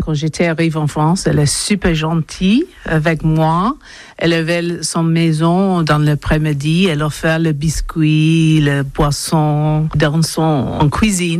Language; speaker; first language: French; non-native, learner; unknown